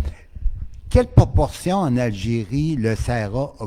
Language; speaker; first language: French; native; French